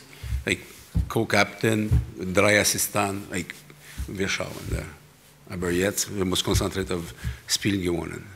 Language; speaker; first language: German; non-native, learner; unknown